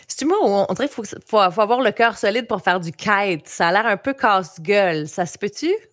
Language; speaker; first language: French; native; French